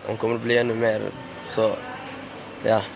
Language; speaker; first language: Swedish; early bilingual, other home language; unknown